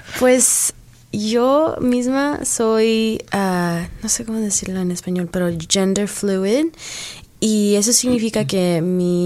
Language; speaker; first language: Spanish; early bilingual, heritage; English